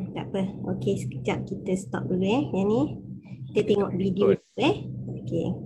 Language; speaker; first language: Malay; native; Malay